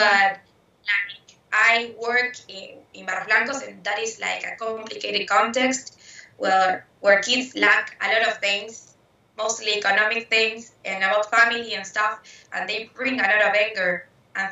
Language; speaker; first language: English; non-native, fluent; Spanish